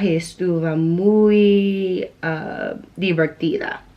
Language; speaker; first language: Spanish; non-native, learner; English